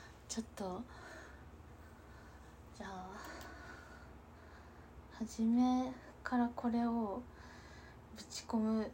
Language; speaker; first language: Japanese; native; Japanese